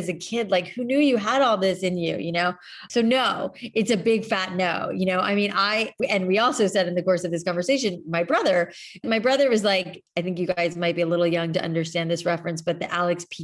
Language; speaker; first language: English; native; English